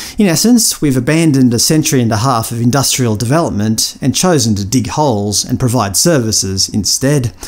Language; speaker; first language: English; native; English